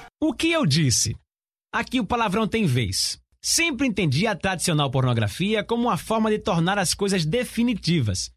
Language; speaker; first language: Portuguese; native; Portuguese